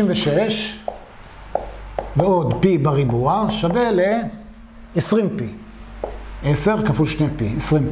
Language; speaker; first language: Hebrew; native; Hebrew